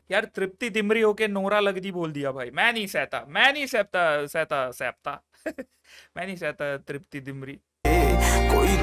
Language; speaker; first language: Hindi; non-native, local second language; Malayalam